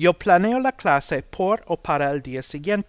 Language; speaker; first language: Spanish; non-native, fluent; English